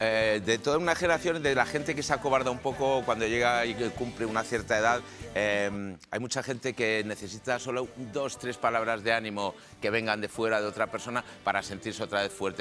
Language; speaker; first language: Spanish; native; Spanish